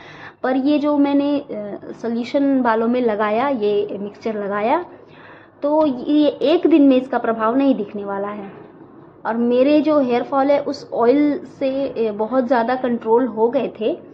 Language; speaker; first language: Hindi; native; Hindi